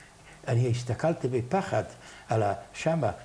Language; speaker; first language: Hebrew; non-native, fluent; Yiddish